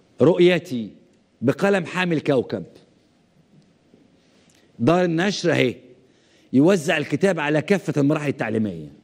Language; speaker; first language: Arabic; native; Arabic